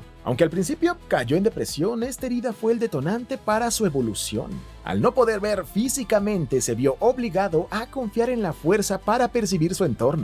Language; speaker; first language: Spanish; native; Spanish